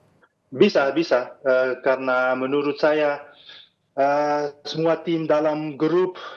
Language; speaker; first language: Indonesian; non-native, fluent; Dutch